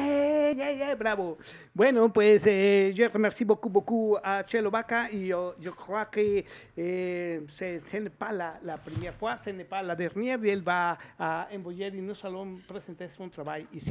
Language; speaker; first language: French; non-native, fluent; Spanish